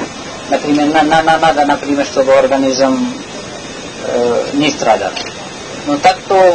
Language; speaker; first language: Russian; non-native, learner; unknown